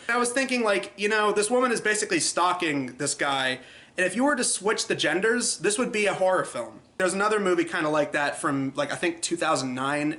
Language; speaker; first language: English; native; English